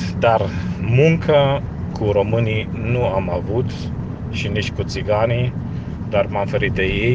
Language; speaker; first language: Romanian; non-native, local second language; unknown